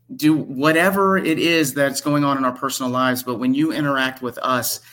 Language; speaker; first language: English; native; English